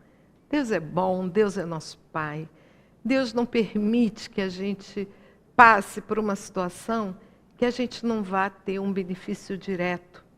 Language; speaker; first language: Portuguese; native; Portuguese